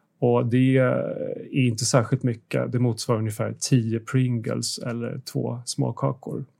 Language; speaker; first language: Swedish; native; Swedish